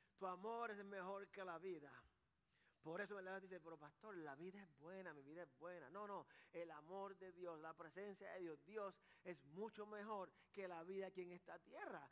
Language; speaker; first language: Spanish; native; Spanish